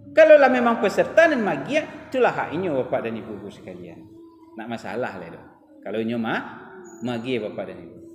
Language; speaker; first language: Malay; non-native, local second language; Minangkabau